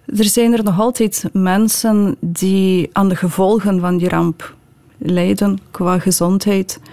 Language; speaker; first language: Dutch; non-native, fluent; Ukrainian